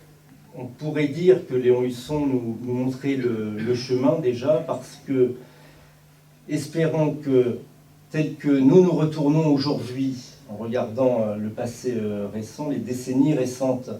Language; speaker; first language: French; native; French